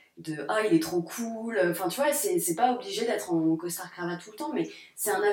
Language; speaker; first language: French; native; French